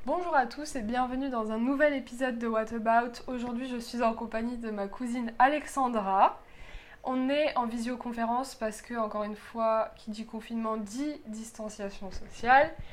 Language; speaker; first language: French; early bilingual, other home language; Polish